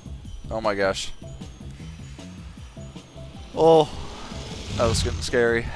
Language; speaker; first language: English; native; English